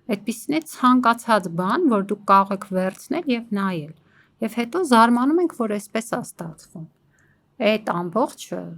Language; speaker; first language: Armenian; native; Armenian